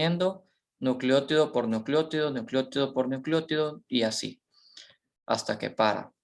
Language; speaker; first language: Spanish; native; Spanish